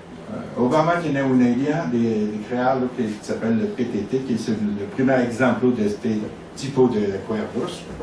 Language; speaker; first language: Spanish; non-native, learner; French